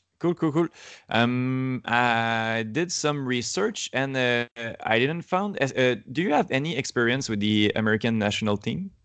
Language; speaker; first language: English; non-native, learner; French